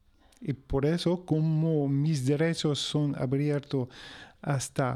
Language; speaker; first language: Spanish; non-native, local second language; French